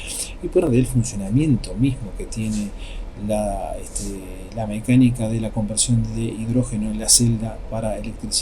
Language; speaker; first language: Spanish; native; Spanish